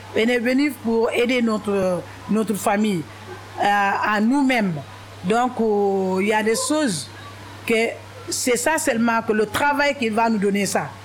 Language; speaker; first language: French; non-native, local second language; Wolof